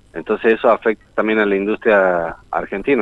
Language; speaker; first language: Spanish; native; Spanish